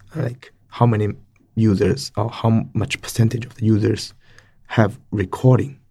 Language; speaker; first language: English; non-native, fluent; Chinese